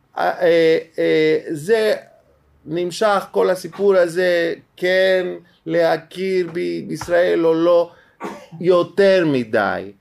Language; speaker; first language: Hebrew; non-native, fluent; Greek